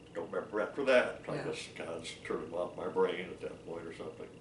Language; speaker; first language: English; native; English